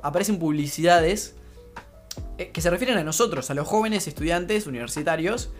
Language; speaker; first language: Spanish; native; Spanish